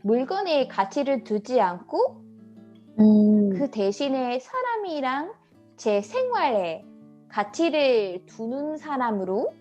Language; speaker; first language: Korean; non-native, fluent; English